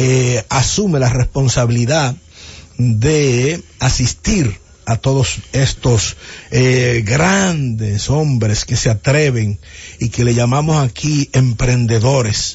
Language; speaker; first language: Spanish; native; Spanish